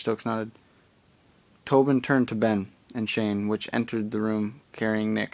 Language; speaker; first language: English; native; English